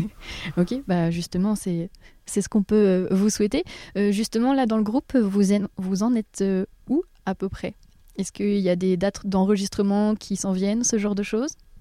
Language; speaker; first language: French; native; French